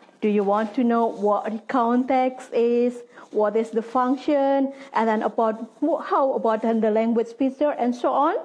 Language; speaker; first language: English; non-native, fluent; Indonesian